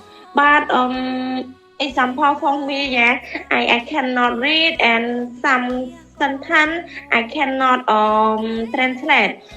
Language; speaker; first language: English; non-native, learner; Khmer